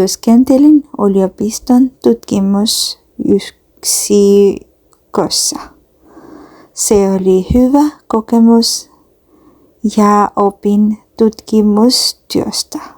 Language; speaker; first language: Finnish; non-native, learner; Bangla